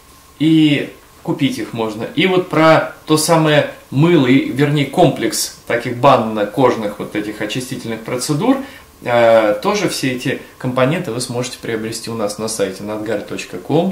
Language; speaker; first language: Russian; native; Russian